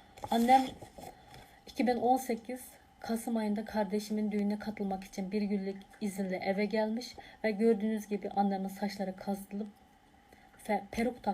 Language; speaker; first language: Turkish; non-native, fluent; Uyghur